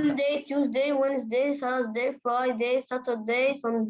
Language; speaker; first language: English; non-native, learner; Arabic